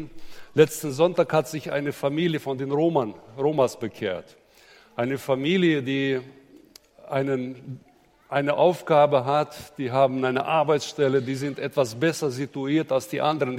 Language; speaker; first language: German; native; German